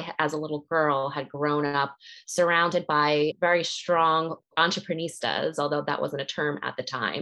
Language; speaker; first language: English; native; English